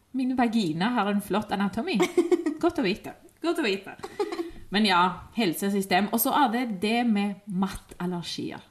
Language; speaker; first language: Norwegian; non-native, fluent; Spanish